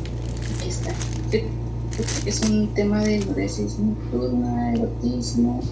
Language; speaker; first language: Spanish; native; Spanish